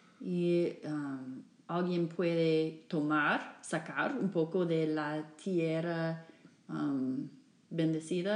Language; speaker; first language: Spanish; non-native, fluent; English